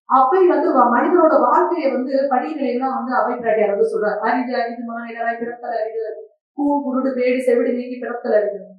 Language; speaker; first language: Tamil; native; Tamil